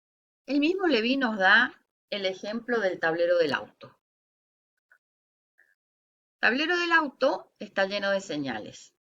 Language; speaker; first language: Spanish; native; Spanish